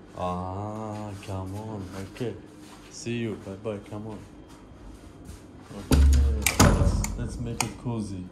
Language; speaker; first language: English; non-native, fluent; Persian